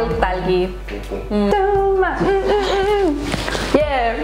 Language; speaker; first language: Korean; non-native, learner; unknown